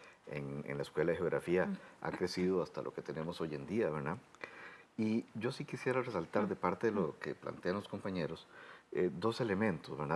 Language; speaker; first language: Spanish; native; Spanish